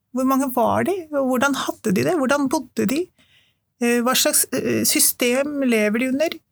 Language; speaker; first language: Norwegian; early bilingual, other home language; Urdu